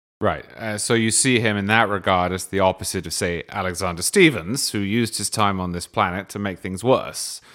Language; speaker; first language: English; native; English